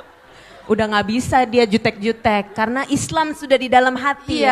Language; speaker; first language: Indonesian; native; Indonesian